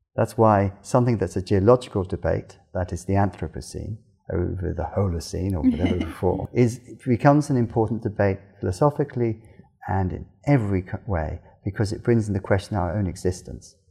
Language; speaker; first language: English; native; English